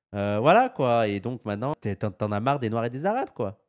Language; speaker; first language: French; native; French